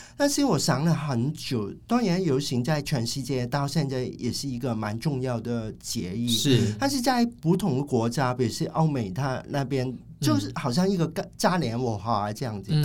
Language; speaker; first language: Chinese; non-native, fluent; Cantonese